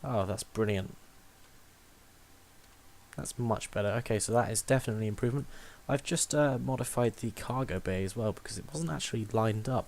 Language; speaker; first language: English; native; English